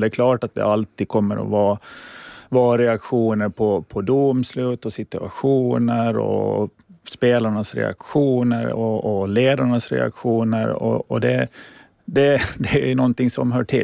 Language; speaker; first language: Swedish; native; Swedish